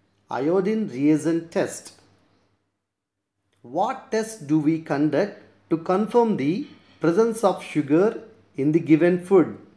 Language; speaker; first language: English; non-native, local second language; Telugu